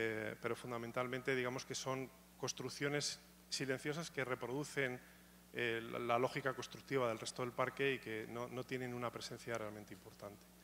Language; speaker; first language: Spanish; native; Spanish